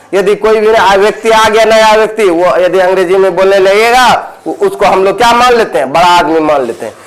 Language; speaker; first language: Hindi; native; Hindi